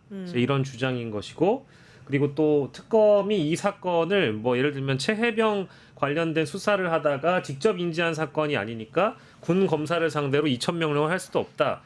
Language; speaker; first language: Korean; native; Korean